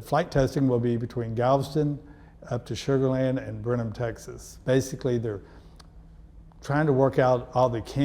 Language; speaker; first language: English; native; English